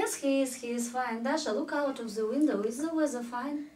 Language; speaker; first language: English; non-native, fluent; Russian